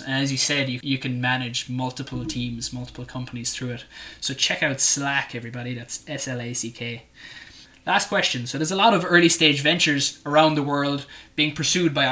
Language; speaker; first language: English; native; English